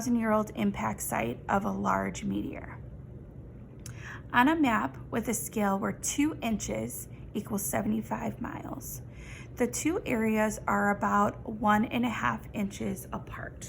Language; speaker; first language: English; native; English